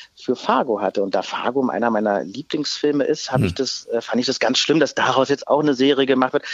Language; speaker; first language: German; native; German